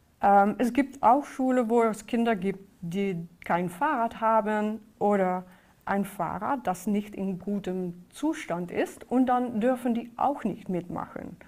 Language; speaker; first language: German; non-native, fluent; Dutch